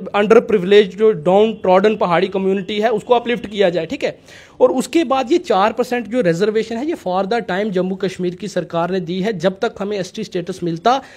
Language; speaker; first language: Hindi; native; Hindi